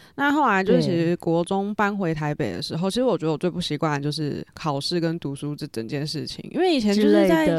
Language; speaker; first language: Chinese; native; Chinese